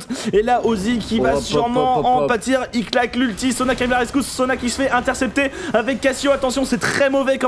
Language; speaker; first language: French; native; French